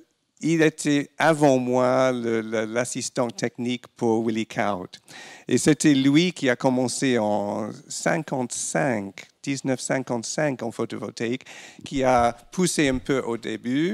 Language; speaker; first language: French; non-native, fluent; English